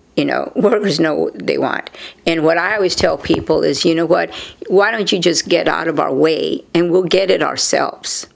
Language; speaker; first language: English; native; English